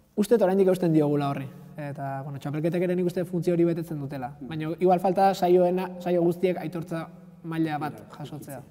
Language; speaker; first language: Basque; native; Basque